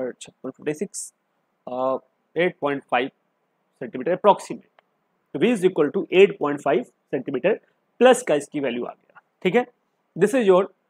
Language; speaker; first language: Hindi; native; Hindi